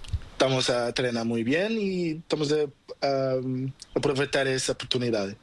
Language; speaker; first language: Spanish; non-native, learner; Portuguese